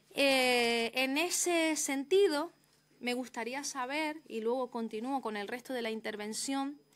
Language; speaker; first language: Spanish; native; Spanish